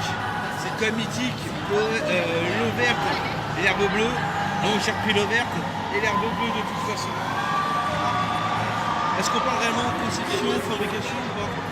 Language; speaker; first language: French; native; French